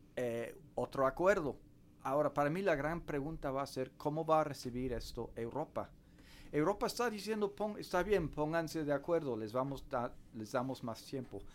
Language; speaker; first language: Spanish; non-native, fluent; English